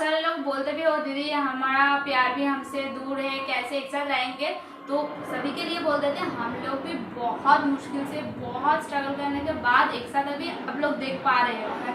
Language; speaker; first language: Hindi; non-native, local second language; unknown